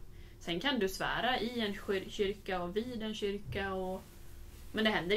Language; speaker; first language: Swedish; native; Swedish